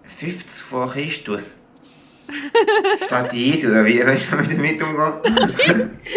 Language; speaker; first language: German; native; German